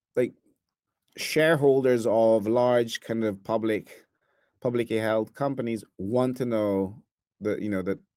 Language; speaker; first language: English; non-native, fluent; Italian